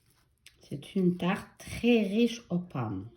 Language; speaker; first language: French; non-native, fluent; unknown